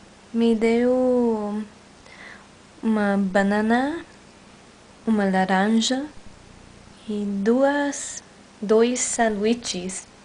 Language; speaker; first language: Portuguese; non-native, learner; English